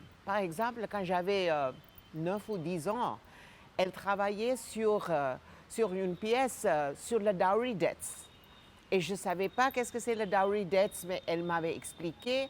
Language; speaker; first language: French; non-native, fluent; Gujarati